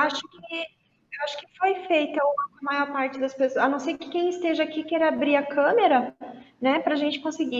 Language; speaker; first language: Portuguese; native; Portuguese